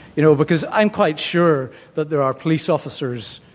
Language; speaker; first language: English; native; English